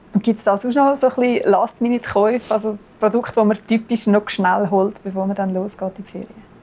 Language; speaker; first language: German; native; German